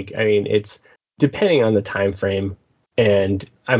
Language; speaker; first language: English; native; English